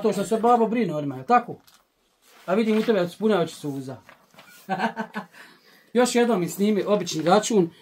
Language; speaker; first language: Bosnian; native; Bosnian